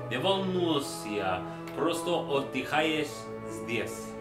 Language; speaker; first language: Russian; non-native, learner; English